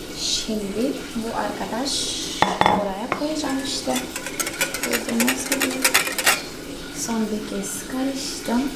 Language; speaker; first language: Turkish; non-native, fluent; Portuguese